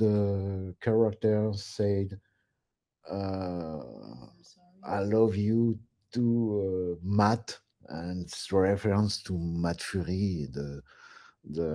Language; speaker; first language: English; non-native, learner; French